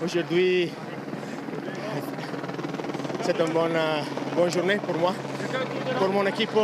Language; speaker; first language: French; non-native, learner; Italian